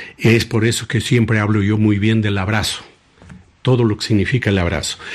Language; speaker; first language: Spanish; native; Spanish